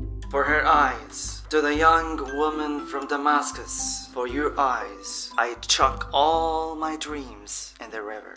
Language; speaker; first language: English; early bilingual, other home language; Arabic